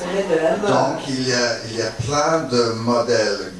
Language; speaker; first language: French; non-native, learner; English